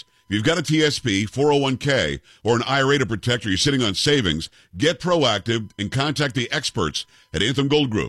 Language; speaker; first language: English; native; English